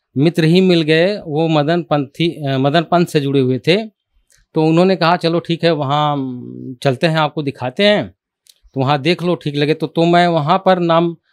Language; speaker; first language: Hindi; native; Hindi